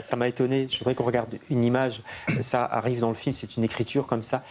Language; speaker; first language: French; native; French